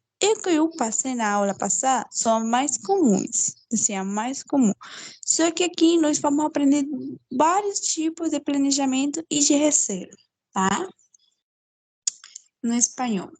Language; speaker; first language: Portuguese; non-native, fluent; Spanish